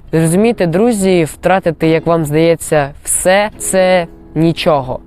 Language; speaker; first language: Ukrainian; native; Ukrainian